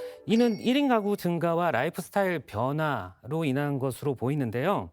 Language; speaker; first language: Korean; native; Korean